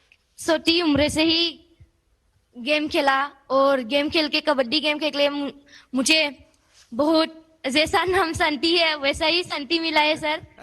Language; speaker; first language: Hindi; non-native, local second language; Assamese